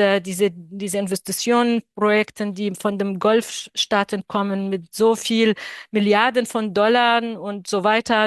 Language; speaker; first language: German; non-native, fluent; Arabic